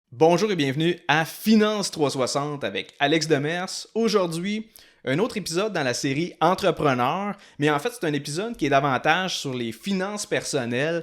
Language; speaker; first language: French; native; French